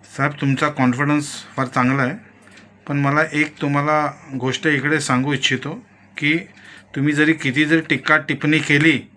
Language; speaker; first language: Marathi; native; Marathi